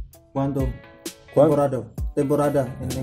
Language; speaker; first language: Spanish; non-native, learner; Indonesian